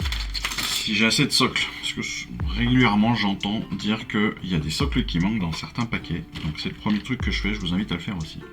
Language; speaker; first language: French; native; French